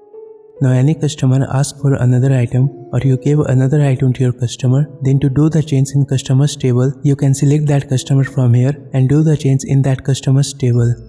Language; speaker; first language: English; non-native, local second language; Hindi